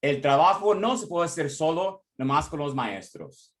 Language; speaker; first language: Spanish; early bilingual, heritage; Spanish